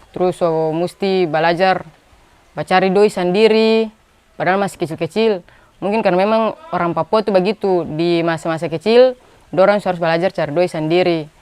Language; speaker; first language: Indonesian; native; Indonesian